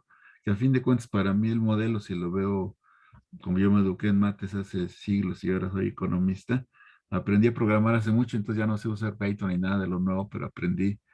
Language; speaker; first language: Spanish; native; Spanish